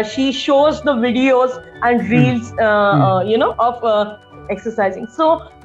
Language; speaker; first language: English; non-native, local second language; Marathi